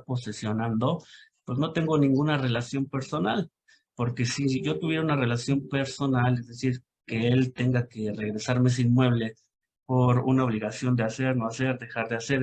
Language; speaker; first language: Spanish; native; Spanish